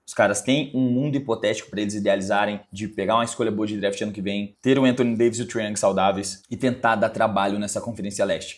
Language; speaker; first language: Portuguese; native; Portuguese